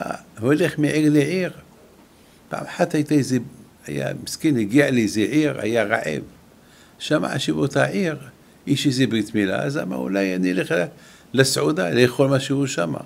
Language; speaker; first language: Hebrew; non-native, fluent; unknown